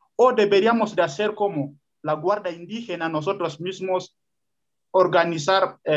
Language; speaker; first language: Spanish; non-native, fluent; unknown